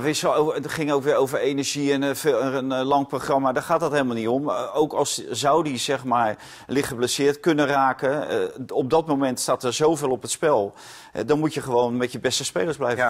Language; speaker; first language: Dutch; native; Dutch